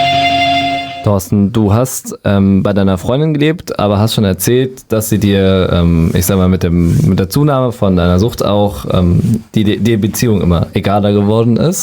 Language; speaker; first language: German; native; German